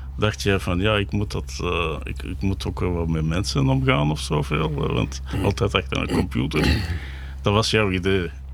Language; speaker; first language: Dutch; native; Dutch